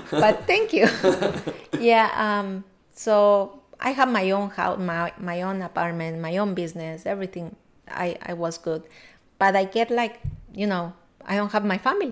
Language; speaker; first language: English; non-native, learner; Spanish